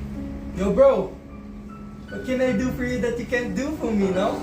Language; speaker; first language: English; non-native, local second language; Filipino